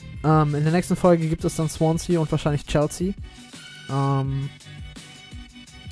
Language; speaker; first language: German; native; German